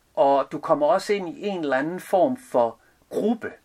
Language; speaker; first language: Danish; early bilingual, other home language; Serbian